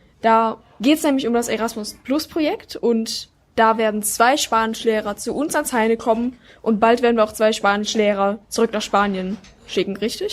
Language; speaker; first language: German; native; German